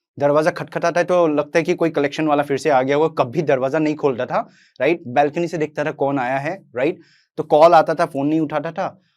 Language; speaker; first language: Hindi; non-native, local second language; Assamese